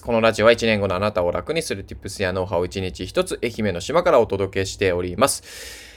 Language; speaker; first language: Japanese; native; Japanese